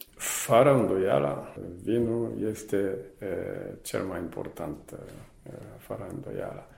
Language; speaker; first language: Romanian; non-native, fluent; Japanese